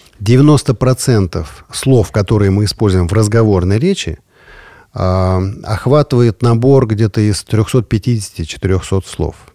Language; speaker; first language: Russian; native; Russian